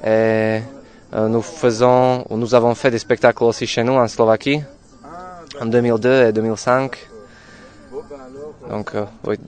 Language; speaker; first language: French; non-native, fluent; Slovak